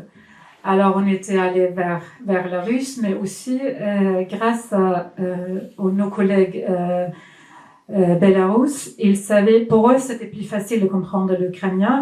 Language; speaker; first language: French; non-native, fluent; Swedish